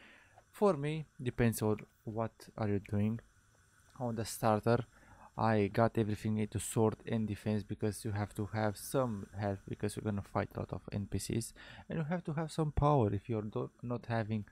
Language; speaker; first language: English; non-native, fluent; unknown